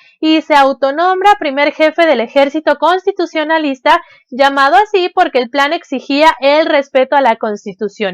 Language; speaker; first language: Spanish; native; Spanish